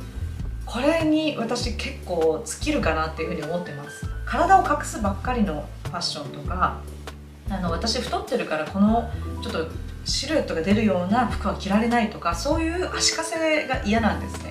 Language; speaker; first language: Japanese; native; Japanese